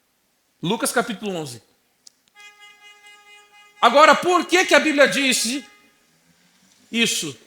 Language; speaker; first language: Portuguese; native; Portuguese